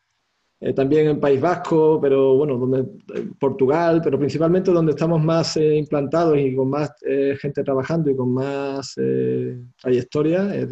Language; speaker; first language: Spanish; native; Spanish